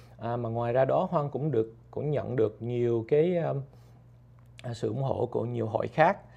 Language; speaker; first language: Vietnamese; early bilingual, heritage; Vietnamese